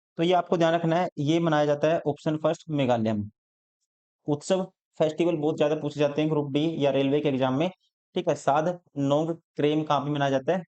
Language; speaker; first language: Hindi; native; Hindi